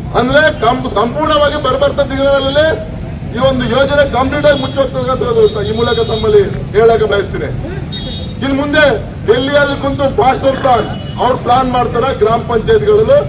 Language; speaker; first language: Kannada; native; Kannada